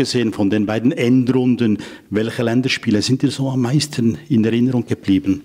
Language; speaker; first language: German; native; German